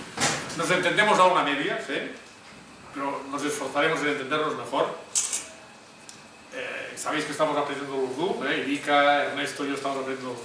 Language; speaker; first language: Spanish; native; Spanish